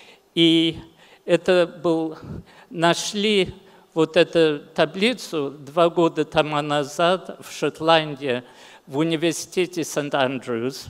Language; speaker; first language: Russian; early bilingual, heritage; English